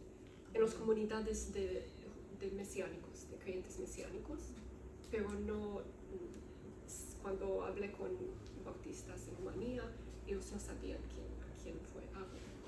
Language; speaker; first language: Spanish; non-native, learner; Romanian